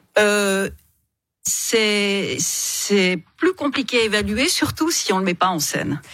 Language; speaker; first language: French; native; French